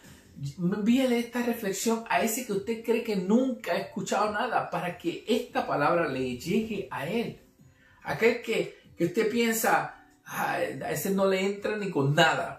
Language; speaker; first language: Spanish; native; Spanish